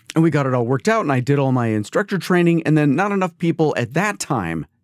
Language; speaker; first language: English; native; English